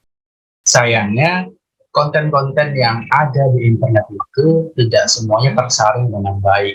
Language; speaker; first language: Indonesian; native; Indonesian